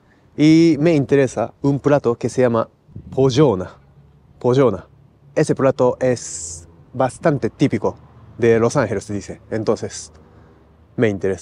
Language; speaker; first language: Spanish; non-native, learner; Japanese